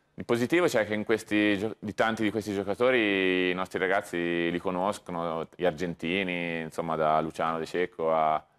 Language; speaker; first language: Italian; native; Italian